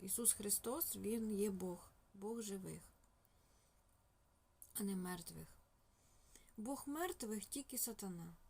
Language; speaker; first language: Ukrainian; non-native, local second language; Russian